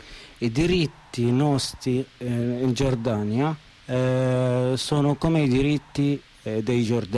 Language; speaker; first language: Italian; non-native, learner; Arabic